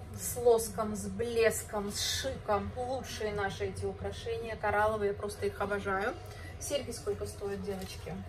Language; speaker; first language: Russian; native; Russian